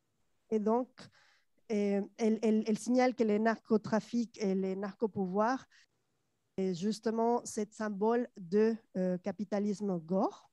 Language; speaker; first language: French; non-native, fluent; Spanish